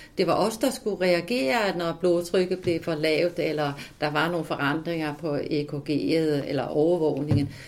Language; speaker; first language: Danish; native; Danish